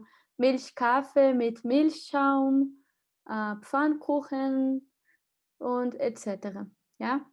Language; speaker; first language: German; non-native, fluent; Portuguese